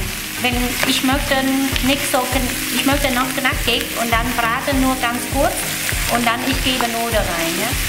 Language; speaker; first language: German; non-native, learner; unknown